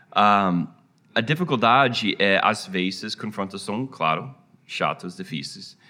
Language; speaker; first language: Portuguese; non-native, fluent; English